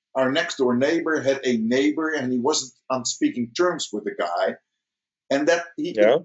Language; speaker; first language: English; early bilingual, other home language; Dutch